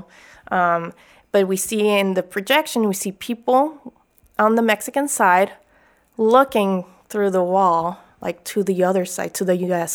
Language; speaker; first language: English; native; English